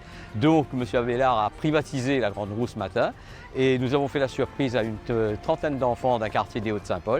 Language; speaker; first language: French; native; French